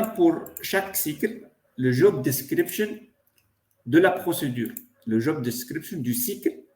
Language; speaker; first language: French; non-native, local second language; Arabic